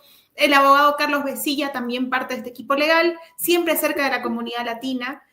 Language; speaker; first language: Spanish; native; Spanish